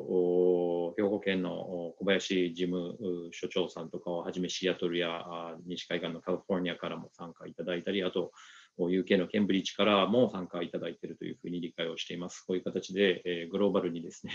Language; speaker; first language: Japanese; native; Japanese